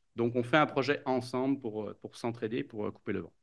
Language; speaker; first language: French; native; French